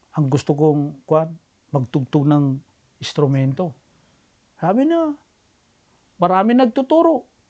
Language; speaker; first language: Filipino; non-native, local second language; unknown